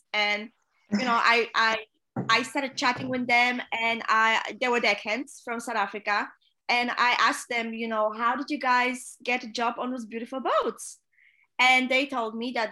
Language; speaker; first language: English; non-native, fluent; Polish